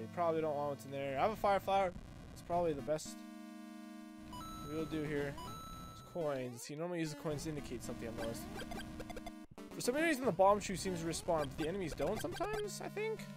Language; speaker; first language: English; native; English